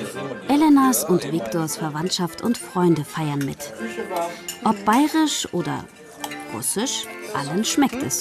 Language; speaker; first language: German; native; German